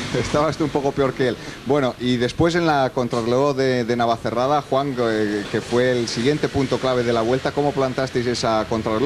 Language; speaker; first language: Spanish; native; Spanish